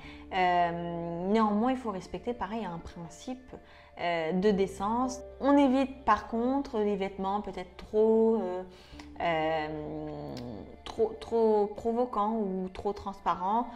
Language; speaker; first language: French; native; French